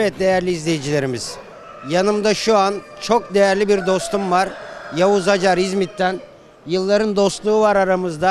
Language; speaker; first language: Turkish; native; Turkish